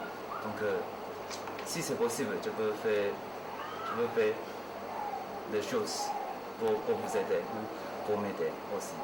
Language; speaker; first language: French; non-native, learner; Chinese